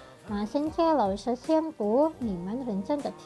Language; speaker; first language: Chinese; non-native, fluent; Indonesian